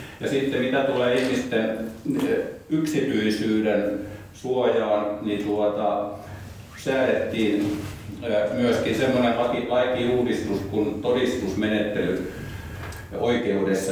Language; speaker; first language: Finnish; native; Finnish